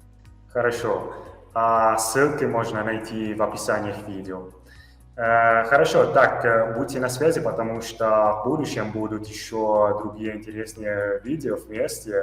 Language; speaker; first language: Russian; non-native, fluent; Italian